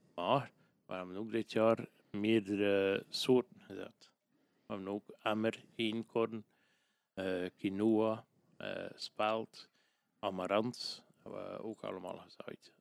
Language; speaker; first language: Dutch; native; Dutch